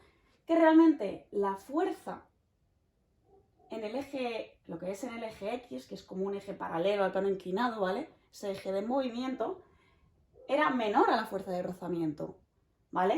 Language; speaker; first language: Spanish; native; Spanish